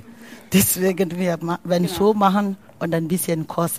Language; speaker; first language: German; non-native, learner; Akan